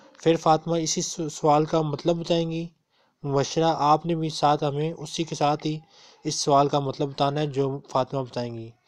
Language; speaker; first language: Urdu; non-native, local second language; Punjabi